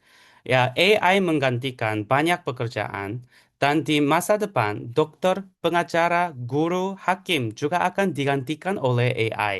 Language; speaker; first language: Indonesian; non-native, fluent; Korean